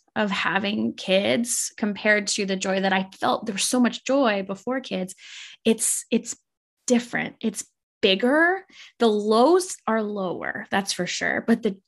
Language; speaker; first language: English; native; English